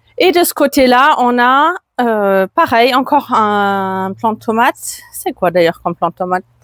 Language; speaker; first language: French; non-native, fluent; German